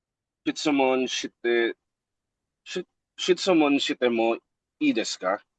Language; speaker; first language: Japanese; non-native, learner; Filipino